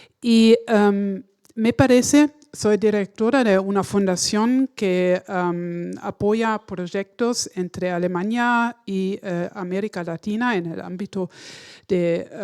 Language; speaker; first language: Spanish; non-native, learner; German